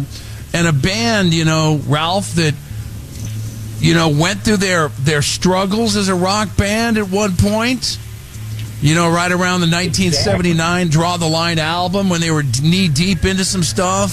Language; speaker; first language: English; native; English